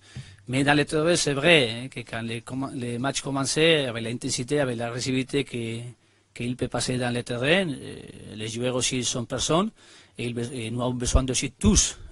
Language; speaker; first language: French; non-native, learner; Spanish